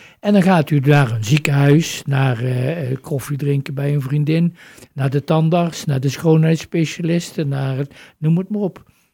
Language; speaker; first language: Dutch; native; Dutch